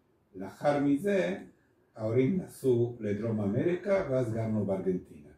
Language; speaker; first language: Hebrew; non-native, fluent; Spanish